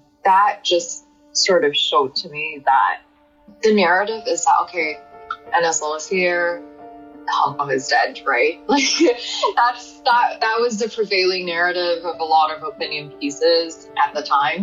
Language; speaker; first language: English; non-native, local second language; Cantonese